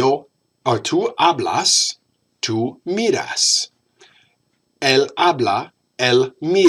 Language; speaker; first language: Spanish; non-native, fluent; English